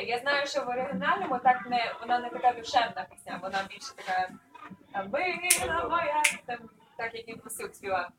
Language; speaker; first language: Ukrainian; early bilingual, other home language; English